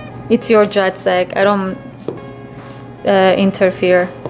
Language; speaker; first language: English; non-native, fluent; Turkish